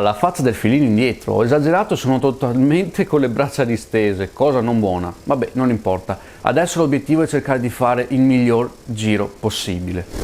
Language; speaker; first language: Italian; native; Italian